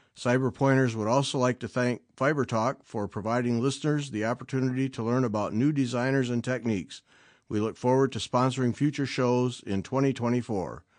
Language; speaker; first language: English; native; English